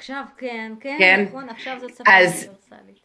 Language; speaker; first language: Hebrew; native; Hebrew